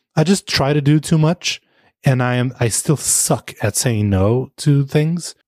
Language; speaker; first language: English; non-native, fluent; Portuguese